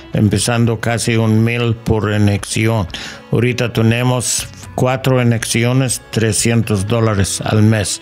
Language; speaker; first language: Spanish; non-native, fluent; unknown